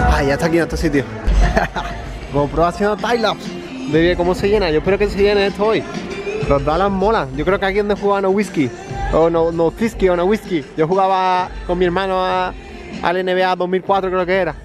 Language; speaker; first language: Spanish; native; Spanish